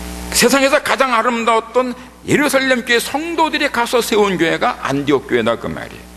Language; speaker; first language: Korean; native; Korean